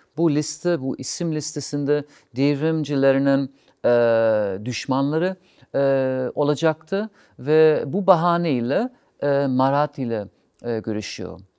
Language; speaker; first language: Turkish; non-native, fluent; German